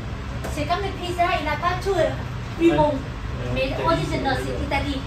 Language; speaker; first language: French; non-native, fluent; Vietnamese